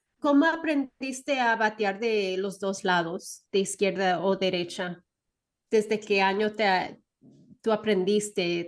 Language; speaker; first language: Spanish; early bilingual, heritage; Spanish